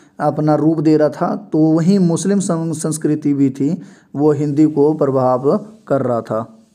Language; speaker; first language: Hindi; non-native, local second language; Punjabi